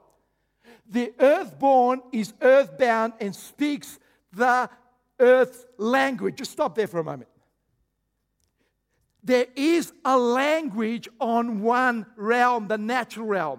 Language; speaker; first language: English; early bilingual, other home language; Croatian